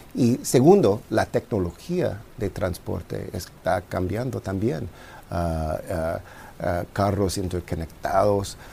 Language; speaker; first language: Spanish; non-native, fluent; English